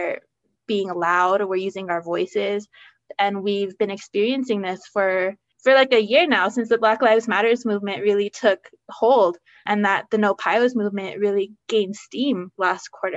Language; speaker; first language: English; native; English